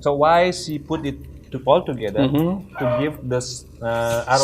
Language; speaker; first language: English; non-native, fluent; Indonesian